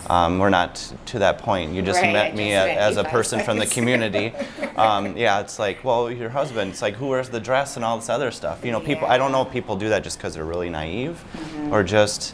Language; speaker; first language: English; native; English